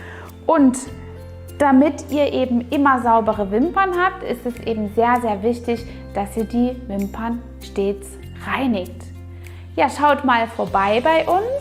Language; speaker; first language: German; native; German